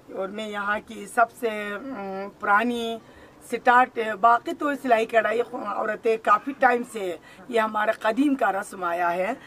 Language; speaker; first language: Urdu; non-native, local second language; Burmese